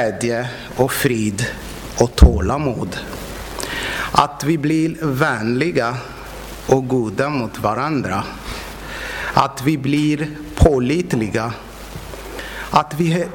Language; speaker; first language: Swedish; non-native, fluent; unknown